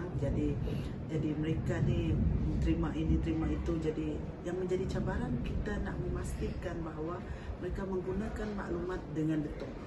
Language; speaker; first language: Malay; non-native, local second language; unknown